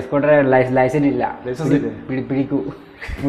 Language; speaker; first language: Malayalam; non-native, learner; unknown